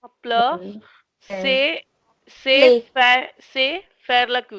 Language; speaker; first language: French; non-native, learner; Hindi